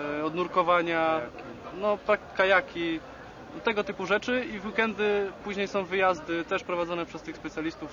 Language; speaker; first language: Polish; native; Polish